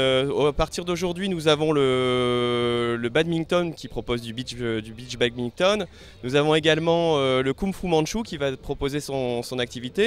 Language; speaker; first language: French; native; French